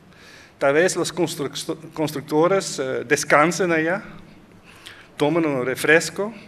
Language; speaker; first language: Spanish; non-native, fluent; Dutch